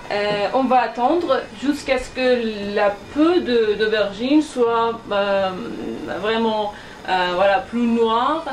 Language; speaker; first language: French; non-native, fluent; Persian